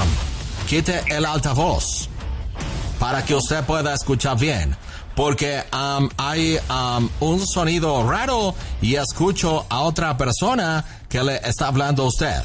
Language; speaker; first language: Spanish; non-native, fluent; English